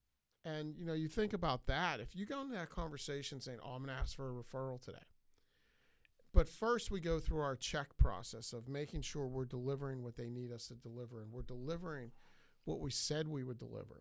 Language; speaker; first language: English; native; English